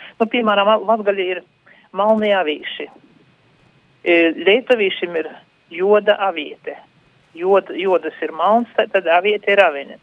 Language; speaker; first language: Latvian; native; Latvian